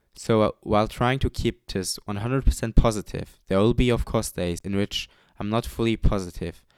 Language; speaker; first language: English; non-native, fluent; Luxembourgish